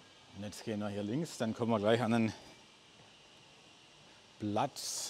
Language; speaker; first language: German; native; German